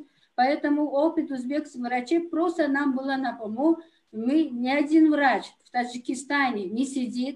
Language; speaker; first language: Russian; non-native, local second language; Tajik